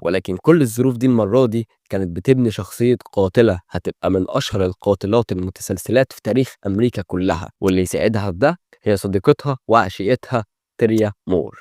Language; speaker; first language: Arabic; native; Arabic